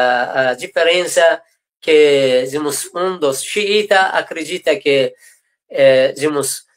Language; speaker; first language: Portuguese; non-native, fluent; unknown